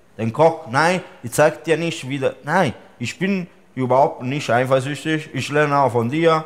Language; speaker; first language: German; non-native, learner; Italian